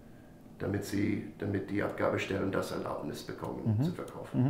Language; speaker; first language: German; non-native, fluent; English